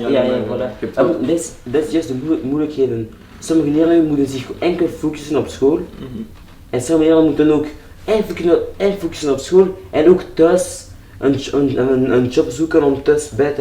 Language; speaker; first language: Dutch; non-native, local second language; French